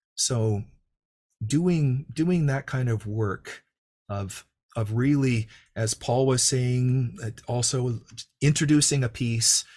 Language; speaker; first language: English; native; English